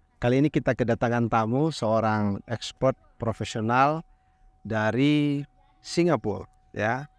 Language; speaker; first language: Indonesian; native; Indonesian